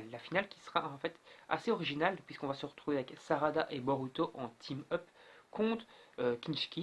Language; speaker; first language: French; native; French